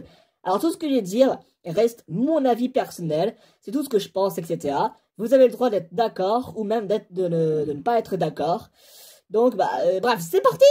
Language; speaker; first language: French; native; French